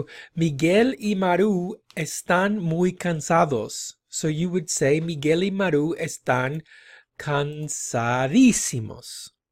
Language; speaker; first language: Spanish; non-native, fluent; English